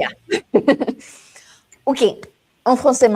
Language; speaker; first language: French; non-native, learner; English